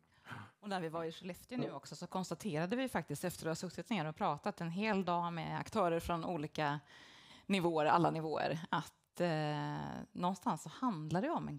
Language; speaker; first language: Swedish; native; Swedish